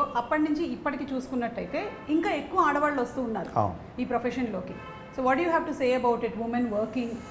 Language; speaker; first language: Telugu; native; Telugu